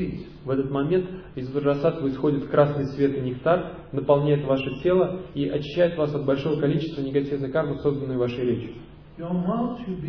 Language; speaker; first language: Russian; native; Russian